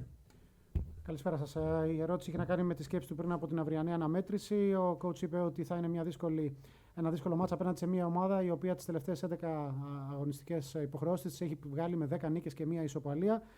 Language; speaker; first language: Greek; native; Greek